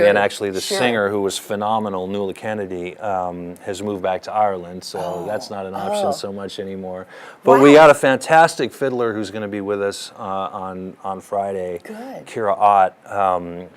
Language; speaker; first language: English; early bilingual, other home language; German